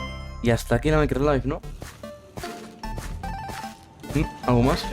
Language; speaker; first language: Spanish; native; Spanish